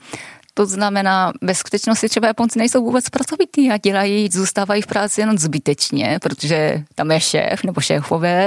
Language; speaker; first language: Czech; non-native, fluent; Japanese